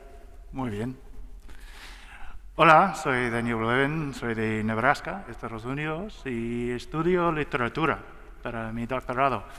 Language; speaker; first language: Spanish; non-native, learner; English